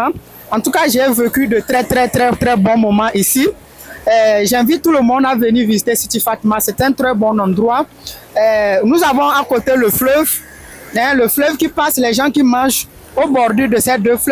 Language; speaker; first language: French; non-native, fluent; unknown